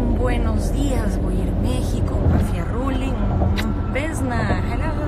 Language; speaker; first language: Spanish; early bilingual, other home language; French